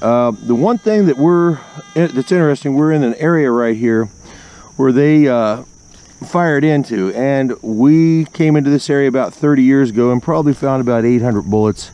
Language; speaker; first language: English; native; English